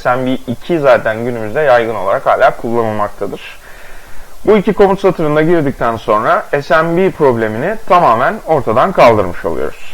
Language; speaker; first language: Turkish; native; Turkish